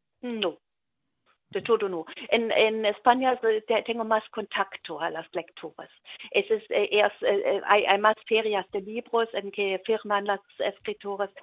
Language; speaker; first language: Spanish; non-native, learner; German